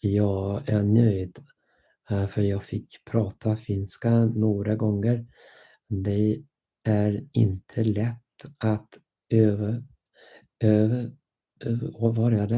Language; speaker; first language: Swedish; non-native, fluent; English